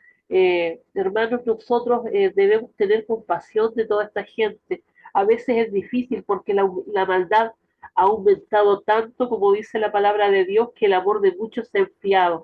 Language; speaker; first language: Spanish; native; Spanish